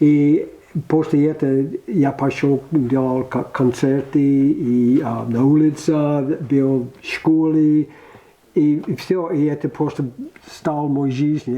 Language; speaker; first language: Russian; non-native, learner; English